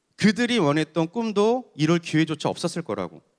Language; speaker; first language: Korean; native; Korean